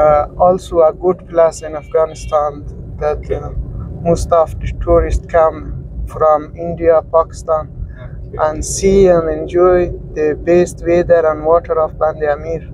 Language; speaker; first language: English; non-native, learner; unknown